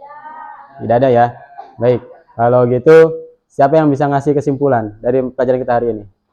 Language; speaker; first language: Indonesian; native; Indonesian